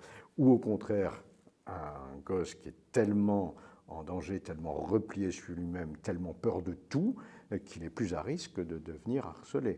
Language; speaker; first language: French; native; French